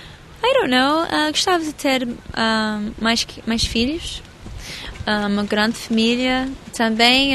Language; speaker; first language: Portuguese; early bilingual, heritage; English